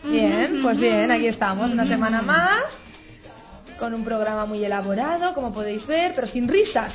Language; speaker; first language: Spanish; native; Spanish